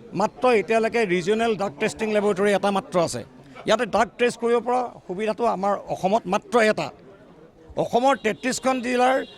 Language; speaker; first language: Assamese; native; Assamese